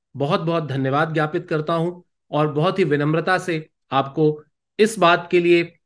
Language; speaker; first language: Hindi; native; Hindi